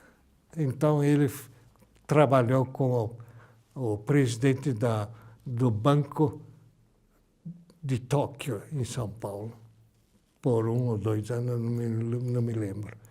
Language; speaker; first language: Portuguese; early bilingual, other home language; Japanese